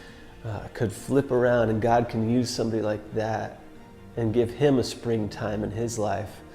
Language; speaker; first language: English; native; English